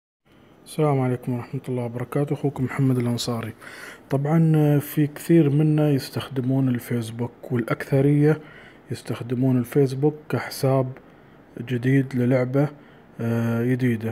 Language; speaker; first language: Arabic; native; Arabic